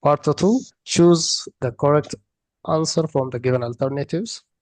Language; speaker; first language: English; non-native, local second language; Amharic